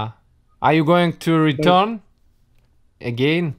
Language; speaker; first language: English; non-native, learner; Russian